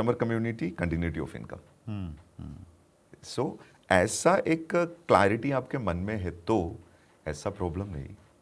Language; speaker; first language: Hindi; non-native, local second language; Malayalam